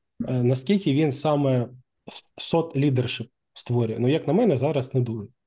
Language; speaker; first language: Ukrainian; native; Ukrainian